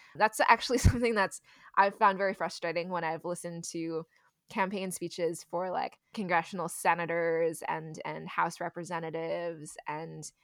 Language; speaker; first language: English; native; English